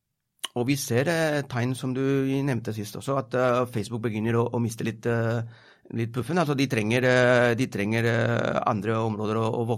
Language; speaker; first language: Norwegian; non-native, fluent; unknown